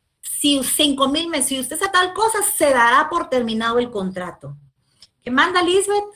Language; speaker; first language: Spanish; native; Spanish